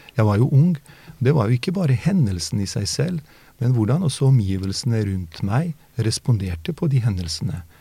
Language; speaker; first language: Norwegian; early bilingual, other home language; Bosnian